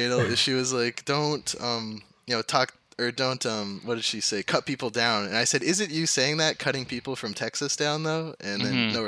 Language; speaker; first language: English; native; English